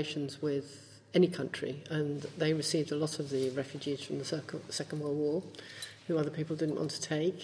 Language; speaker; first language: English; native; English